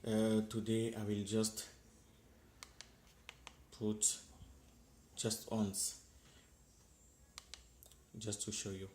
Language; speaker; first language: English; non-native, learner; French